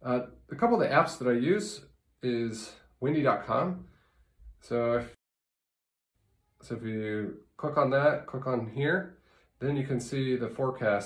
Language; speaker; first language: English; native; English